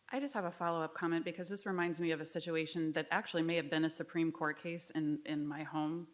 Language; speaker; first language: English; native; English